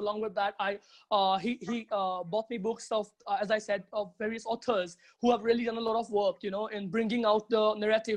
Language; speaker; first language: English; non-native, local second language; Bangla